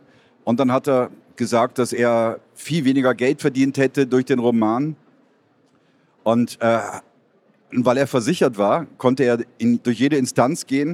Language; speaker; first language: German; native; German